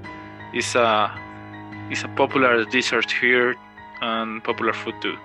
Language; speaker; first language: English; non-native, learner; Spanish